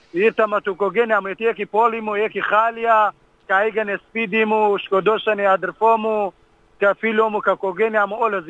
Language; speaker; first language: Greek; non-native, learner; Kurdish